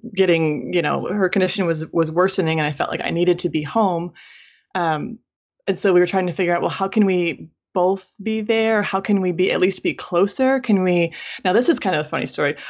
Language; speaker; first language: English; native; English